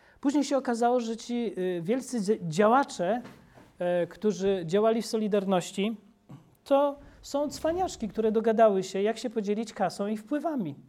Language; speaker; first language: Polish; native; Polish